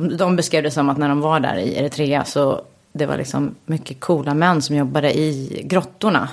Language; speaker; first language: Swedish; early bilingual, heritage; Swedish